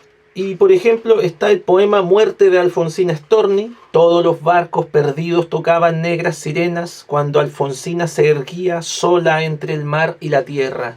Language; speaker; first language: Spanish; native; Spanish